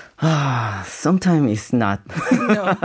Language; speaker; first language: English; non-native, learner; Korean